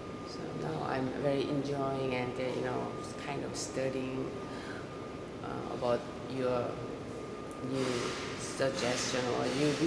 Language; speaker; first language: English; non-native, learner; Korean